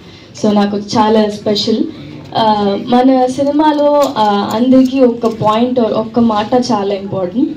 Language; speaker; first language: Telugu; non-native, learner; Tamil